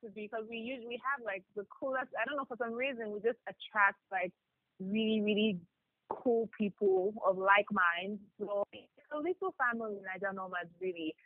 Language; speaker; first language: English; non-native, local second language; Yoruba